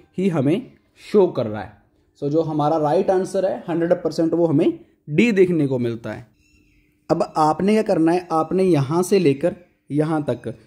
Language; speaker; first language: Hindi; non-native, local second language; Punjabi